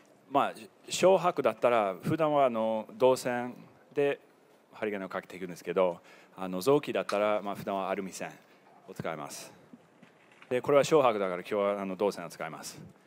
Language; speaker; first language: Japanese; non-native, fluent; English